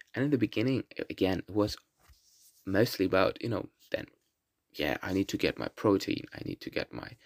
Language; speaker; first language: English; non-native, fluent; German